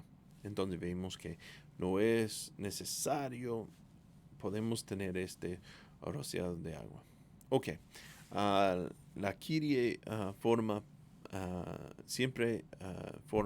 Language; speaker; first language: Spanish; non-native, fluent; English